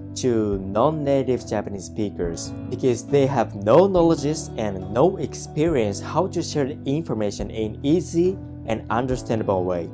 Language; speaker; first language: English; non-native, fluent; Japanese